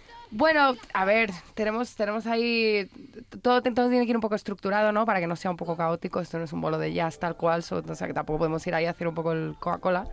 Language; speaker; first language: Spanish; native; Spanish